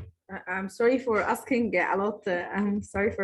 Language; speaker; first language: English; non-native, learner; Arabic